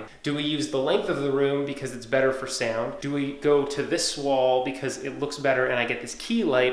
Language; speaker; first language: English; native; English